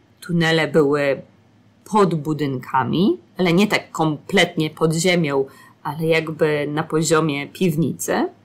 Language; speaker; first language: Polish; native; Polish